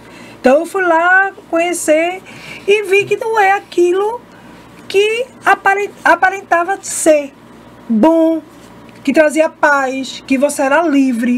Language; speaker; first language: Portuguese; native; Portuguese